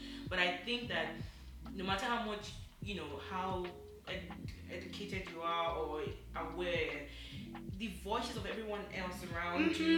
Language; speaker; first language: English; non-native, local second language; Yoruba